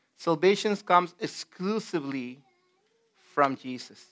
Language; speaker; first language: English; non-native, fluent; Spanish